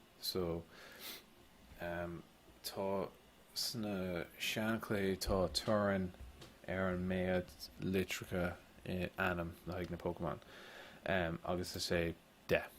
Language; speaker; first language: Irish; non-native, local second language; English